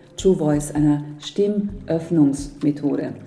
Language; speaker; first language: German; native; German